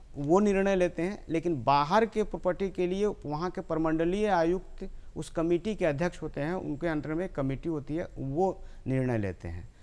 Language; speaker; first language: Hindi; native; Hindi